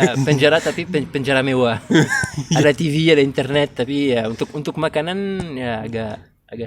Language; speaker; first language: Indonesian; non-native, fluent; French